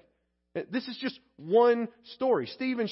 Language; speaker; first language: English; native; English